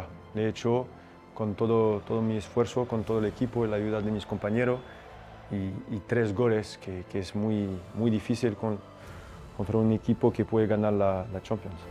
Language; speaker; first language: Spanish; non-native, fluent; French